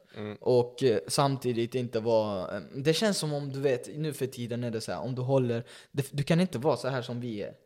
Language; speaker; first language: Swedish; early bilingual, other home language; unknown